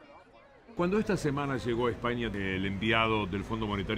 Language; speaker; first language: Spanish; native; Spanish